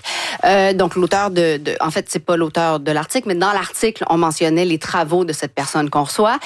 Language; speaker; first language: French; native; French